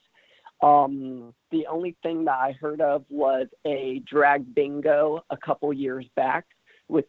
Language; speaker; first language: English; native; English